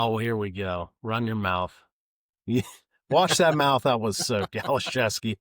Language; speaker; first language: English; native; English